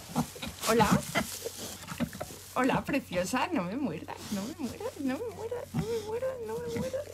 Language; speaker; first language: Spanish; native; Spanish